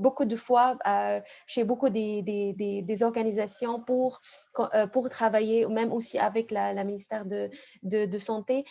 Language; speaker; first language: French; non-native, fluent; Arabic